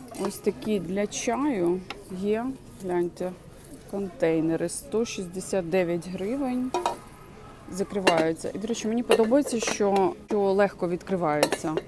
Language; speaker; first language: Ukrainian; non-native, local second language; Russian